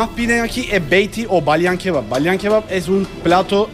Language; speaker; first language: Spanish; non-native, learner; Turkish